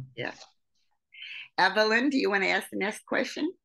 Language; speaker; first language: English; native; English